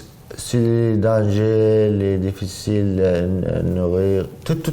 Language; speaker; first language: French; non-native, learner; Arabic